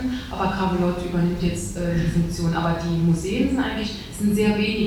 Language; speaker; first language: German; native; German